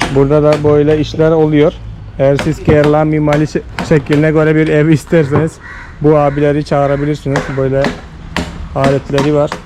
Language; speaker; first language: Turkish; non-native, fluent; Malayalam